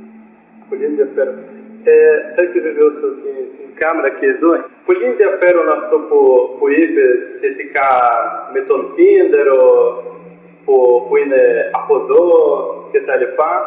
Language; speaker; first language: Greek; non-native, fluent; Portuguese